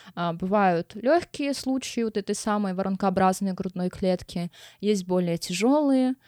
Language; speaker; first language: Russian; native; Russian